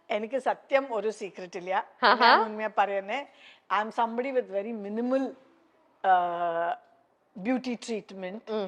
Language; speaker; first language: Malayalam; non-native, local second language; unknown